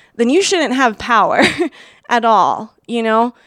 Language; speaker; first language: English; native; English